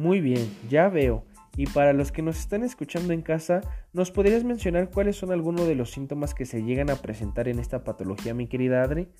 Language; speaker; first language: Spanish; native; Spanish